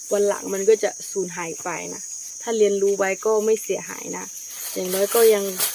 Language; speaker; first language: Thai; non-native, local second language; Karen languages